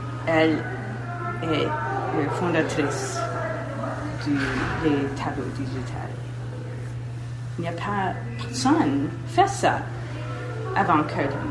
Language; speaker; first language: French; non-native, local second language; English